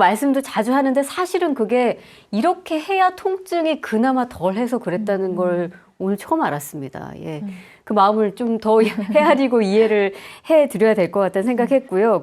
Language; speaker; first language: Korean; native; Korean